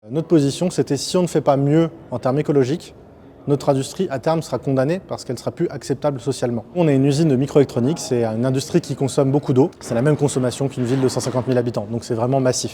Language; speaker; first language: French; native; French